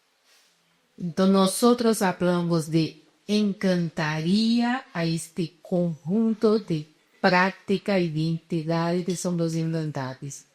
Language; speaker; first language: Spanish; non-native, fluent; Portuguese